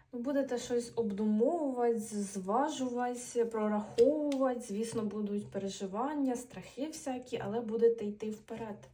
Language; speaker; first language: Ukrainian; non-native, local second language; Russian